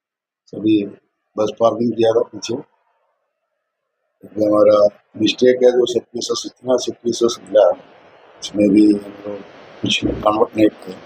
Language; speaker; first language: Hindi; non-native, local second language; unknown